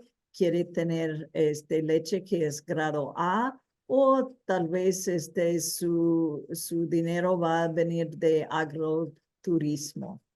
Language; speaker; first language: Spanish; early bilingual, heritage; Spanish